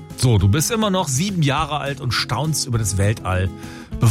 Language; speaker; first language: German; native; German